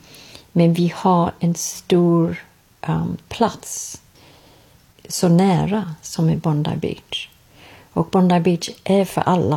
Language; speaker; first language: Swedish; non-native, learner; English